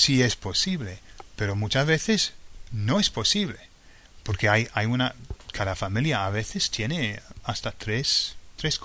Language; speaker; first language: Spanish; non-native, fluent; English